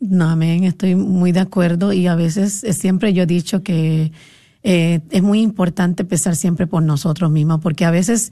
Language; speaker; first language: Spanish; native; Spanish